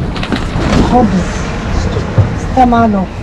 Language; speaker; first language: Spanish; non-native, learner; Filipino